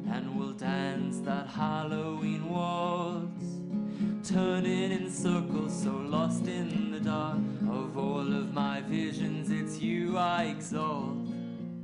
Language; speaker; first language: English; native; English